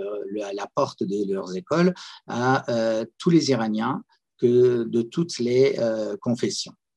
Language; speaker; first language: French; non-native, fluent; Persian